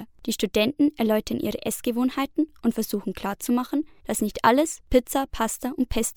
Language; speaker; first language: German; native; German